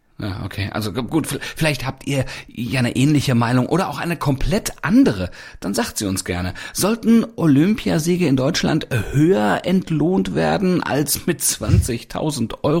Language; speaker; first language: German; native; German